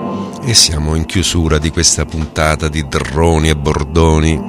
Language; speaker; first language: Italian; native; Italian